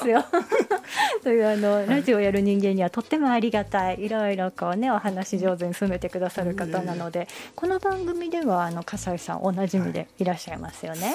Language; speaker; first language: Japanese; native; Japanese